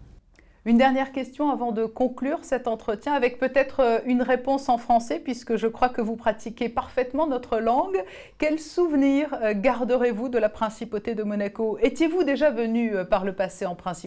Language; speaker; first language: French; native; French